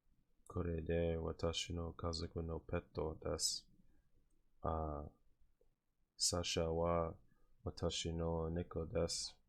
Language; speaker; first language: Japanese; non-native, learner; English